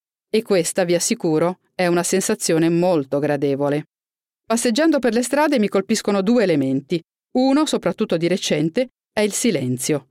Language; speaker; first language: Italian; native; Italian